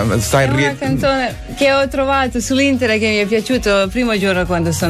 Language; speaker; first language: Italian; non-native, learner; Croatian